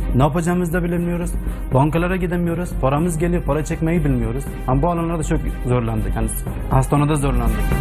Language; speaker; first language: Turkish; non-native, fluent; Persian